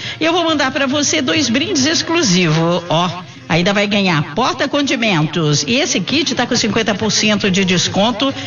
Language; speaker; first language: Portuguese; native; Portuguese